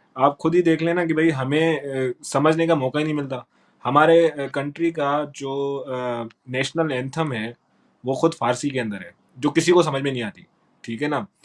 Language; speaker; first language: Urdu; non-native, local second language; Sindhi